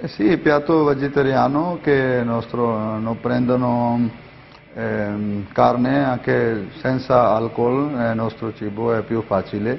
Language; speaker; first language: Italian; non-native, learner; Punjabi